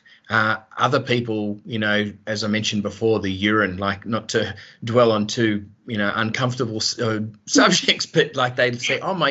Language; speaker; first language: English; native; English